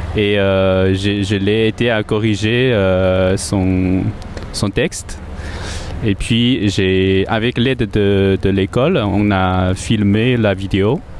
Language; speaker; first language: French; non-native, fluent; Chinese